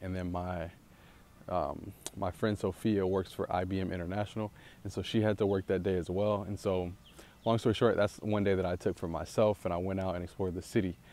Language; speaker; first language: English; native; English